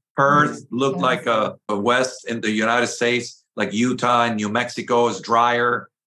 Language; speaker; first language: English; early bilingual, other home language; Spanish